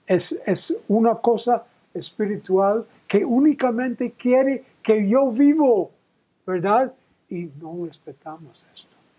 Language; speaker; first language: Spanish; non-native, fluent; English